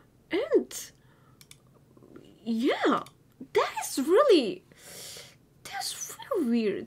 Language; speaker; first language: English; non-native, learner; Korean